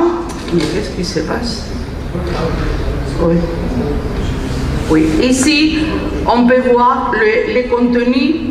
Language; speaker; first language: French; non-native, fluent; Spanish